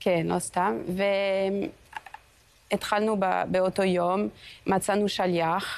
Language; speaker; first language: Hebrew; non-native, fluent; French